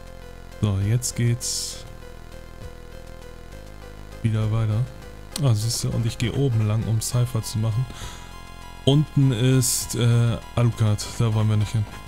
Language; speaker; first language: German; native; German